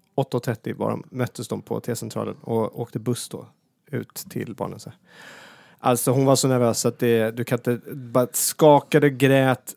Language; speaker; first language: Swedish; native; Swedish